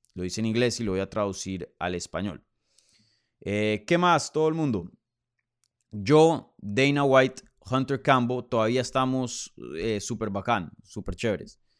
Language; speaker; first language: Spanish; native; Spanish